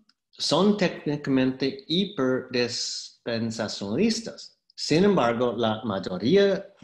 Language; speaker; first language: Spanish; non-native, fluent; English